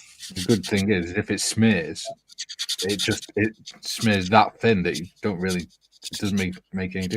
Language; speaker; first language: English; native; English